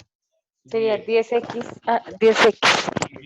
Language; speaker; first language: Spanish; native; Spanish